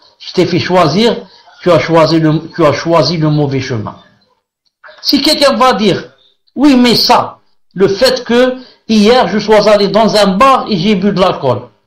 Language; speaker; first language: French; non-native, local second language; Arabic